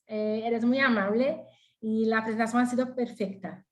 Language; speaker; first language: Spanish; non-native, fluent; Portuguese